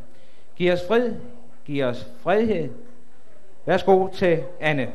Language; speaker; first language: Danish; native; Danish